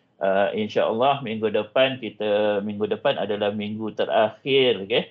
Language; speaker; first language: Malay; native; Malay